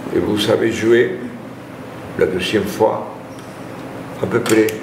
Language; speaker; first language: French; non-native, fluent; Spanish